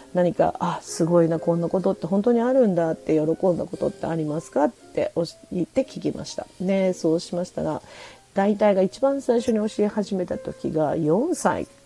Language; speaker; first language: Japanese; native; Japanese